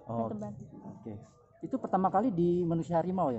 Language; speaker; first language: Indonesian; native; Indonesian